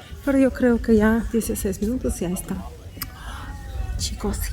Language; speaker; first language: Spanish; non-native, fluent; Russian